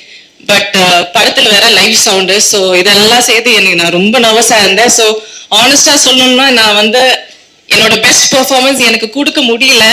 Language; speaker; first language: Tamil; non-native, learner; Malayalam